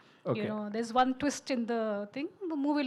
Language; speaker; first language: Telugu; non-native, fluent; Hindi